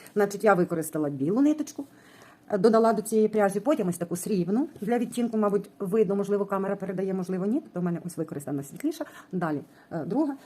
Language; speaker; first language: Ukrainian; native; Ukrainian